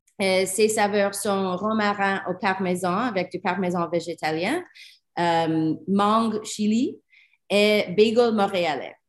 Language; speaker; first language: French; non-native, learner; English